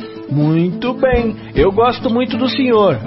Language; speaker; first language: Portuguese; native; Portuguese